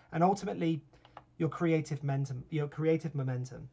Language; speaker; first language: English; native; English